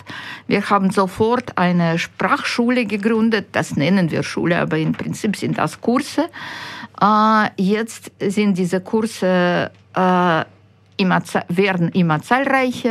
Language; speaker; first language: German; non-native, fluent; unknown